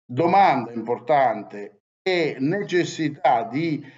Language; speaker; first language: Italian; native; Italian